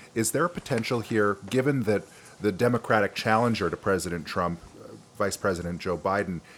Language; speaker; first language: English; native; English